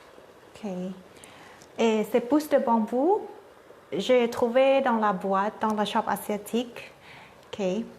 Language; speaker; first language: French; non-native, learner; Thai